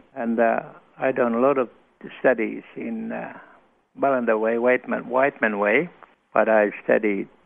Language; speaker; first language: English; non-native, local second language; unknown